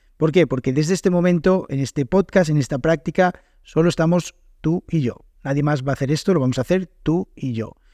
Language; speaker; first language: Spanish; native; Spanish